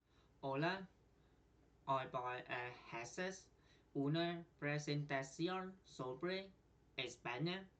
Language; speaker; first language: Spanish; non-native, learner; Vietnamese